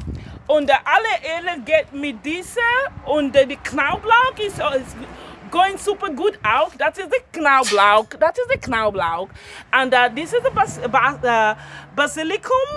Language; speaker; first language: German; non-native, learner; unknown